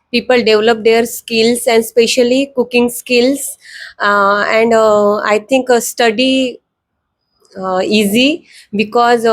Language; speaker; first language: English; non-native, learner; Marathi